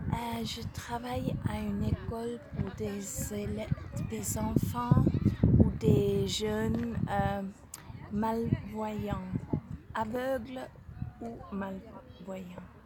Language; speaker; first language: French; non-native, local second language; Swiss German